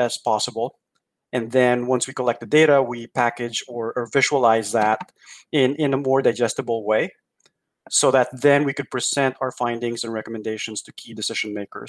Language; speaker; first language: English; non-native, local second language; Filipino